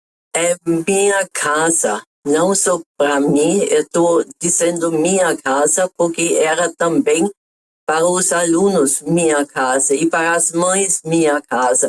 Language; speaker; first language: Portuguese; non-native, fluent; German